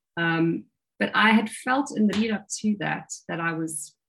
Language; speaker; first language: English; native; English